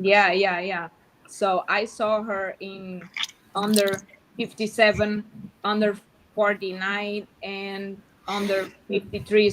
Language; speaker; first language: English; non-native, learner; Portuguese